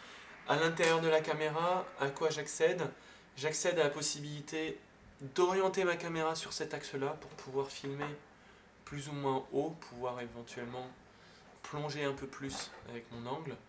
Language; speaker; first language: French; native; French